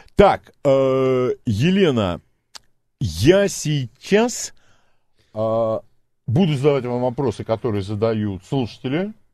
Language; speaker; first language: Russian; native; Russian